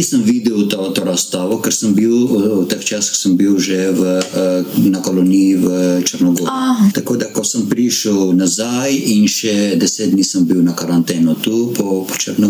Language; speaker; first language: Slovenian; non-native, learner; Armenian